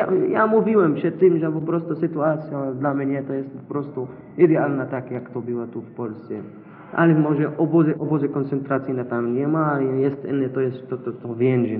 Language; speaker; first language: Polish; non-native, learner; Arabic